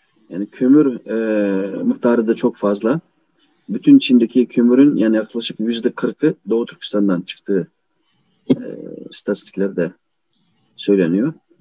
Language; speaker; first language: Turkish; non-native, fluent; Uyghur